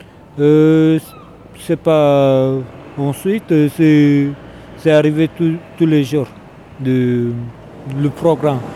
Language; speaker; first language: French; non-native, learner; Romanian